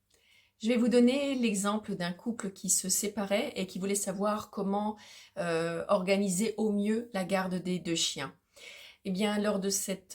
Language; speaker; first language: French; native; French